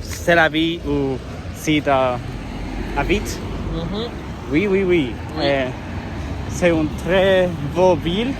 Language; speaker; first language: French; non-native, learner; English